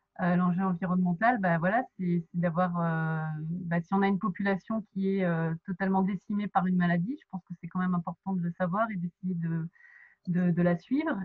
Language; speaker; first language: French; native; French